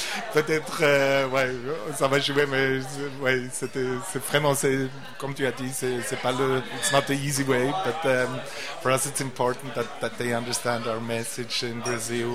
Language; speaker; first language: French; non-native, learner; Portuguese